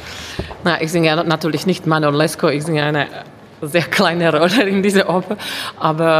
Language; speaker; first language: German; non-native, fluent; Czech